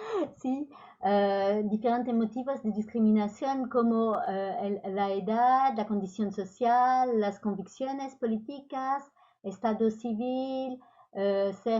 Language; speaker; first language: Spanish; non-native, learner; French